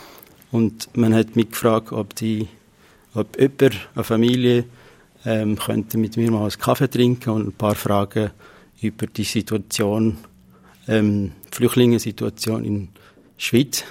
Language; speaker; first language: German; non-native, fluent; Kurdish